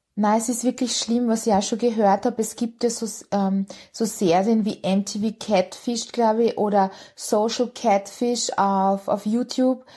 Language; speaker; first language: German; early bilingual, other home language; Hungarian